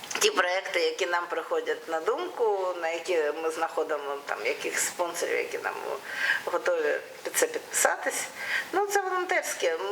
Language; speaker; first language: Ukrainian; non-native, local second language; Russian